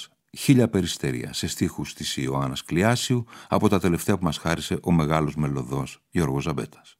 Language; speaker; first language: Greek; native; Greek